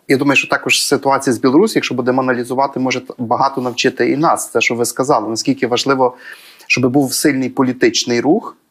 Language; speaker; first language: Ukrainian; native; Ukrainian